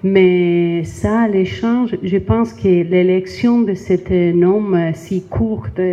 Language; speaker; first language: French; non-native, learner; Spanish